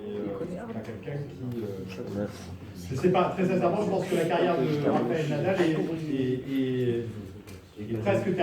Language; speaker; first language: French; native; French